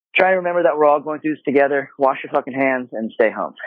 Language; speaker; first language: English; non-native, fluent; Japanese